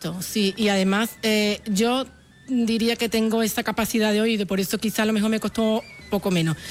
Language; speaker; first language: Spanish; native; Spanish